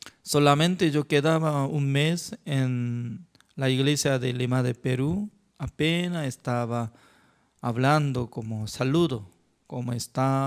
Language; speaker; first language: Spanish; non-native, learner; Korean